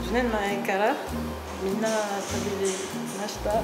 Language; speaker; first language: Japanese; non-native, learner; French